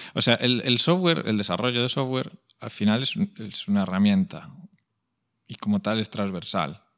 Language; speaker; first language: Spanish; native; Spanish